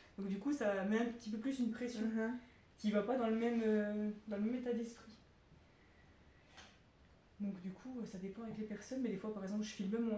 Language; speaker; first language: French; native; French